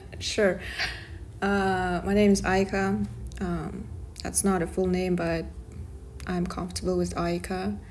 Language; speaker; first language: English; non-native, fluent; Kazakh